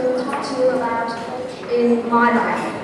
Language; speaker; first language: English; non-native, fluent; Vietnamese